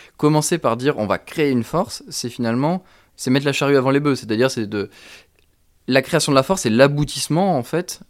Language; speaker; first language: French; native; French